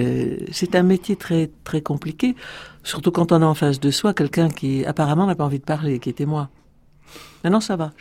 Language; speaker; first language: French; native; French